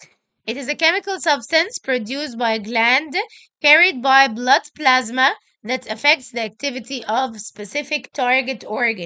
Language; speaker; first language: English; non-native, local second language; Arabic